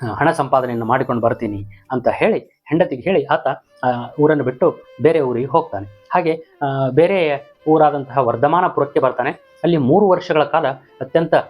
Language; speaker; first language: Kannada; native; Kannada